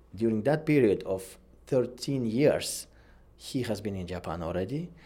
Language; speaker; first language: English; non-native, fluent; Russian